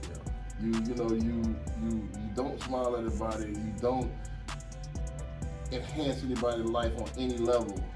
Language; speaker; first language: English; native; English